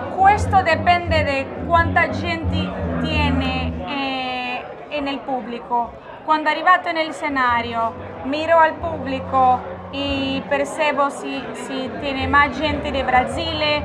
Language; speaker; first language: Italian; non-native, learner; Portuguese